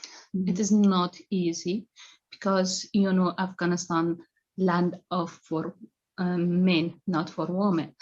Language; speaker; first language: English; non-native, learner; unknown